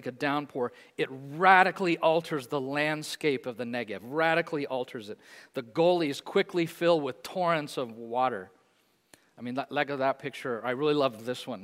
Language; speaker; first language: English; native; English